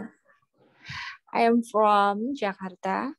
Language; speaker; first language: English; non-native, learner; Indonesian